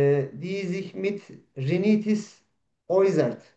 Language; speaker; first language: German; non-native, learner; Turkish